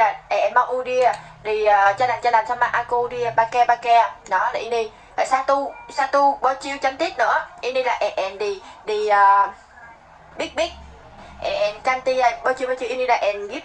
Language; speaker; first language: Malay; non-native, learner; Vietnamese